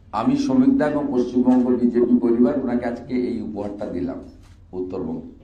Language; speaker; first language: Bangla; native; Bangla